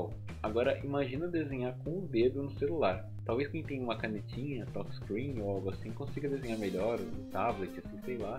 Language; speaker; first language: Portuguese; native; Portuguese